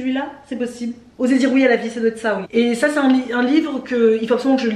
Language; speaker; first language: French; native; French